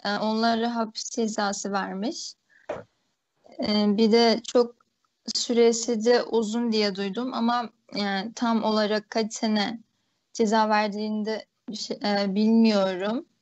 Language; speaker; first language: Turkish; early bilingual, other home language; Uyghur